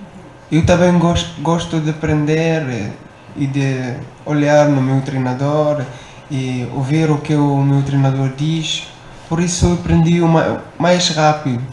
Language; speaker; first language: Portuguese; non-native, learner; Arabic